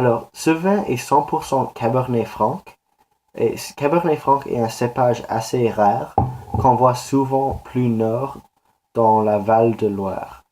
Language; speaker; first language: French; non-native, learner; English